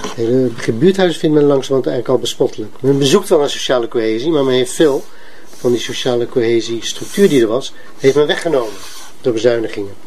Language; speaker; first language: Dutch; native; Dutch